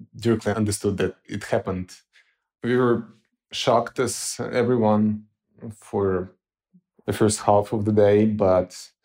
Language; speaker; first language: English; non-native, fluent; Ukrainian